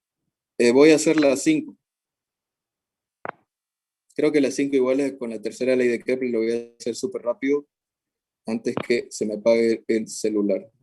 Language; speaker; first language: Spanish; native; Spanish